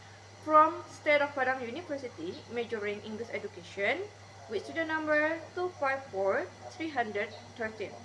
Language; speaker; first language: English; non-native, learner; Indonesian